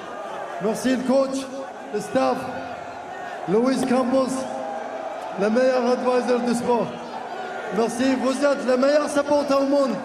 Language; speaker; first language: French; non-native, learner; Arabic